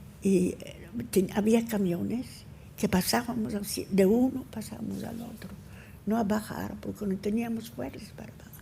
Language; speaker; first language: Spanish; early bilingual, heritage; Ladino